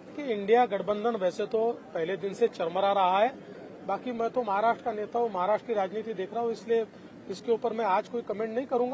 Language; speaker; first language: Hindi; non-native, local second language; Marathi